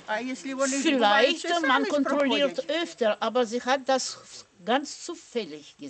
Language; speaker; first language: German; non-native, fluent; Russian